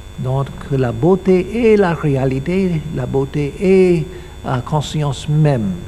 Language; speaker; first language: French; non-native, learner; English